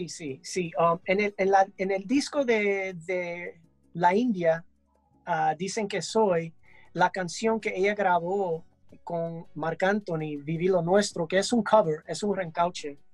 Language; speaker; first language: Spanish; early bilingual, heritage; English